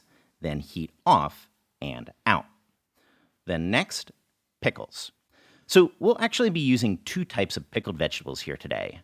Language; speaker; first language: English; native; English